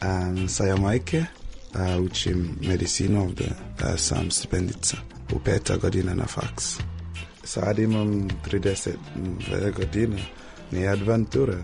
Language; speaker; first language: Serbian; non-native, learner; English